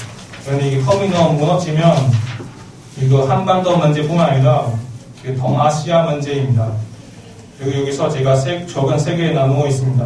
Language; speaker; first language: Korean; non-native, learner; Chinese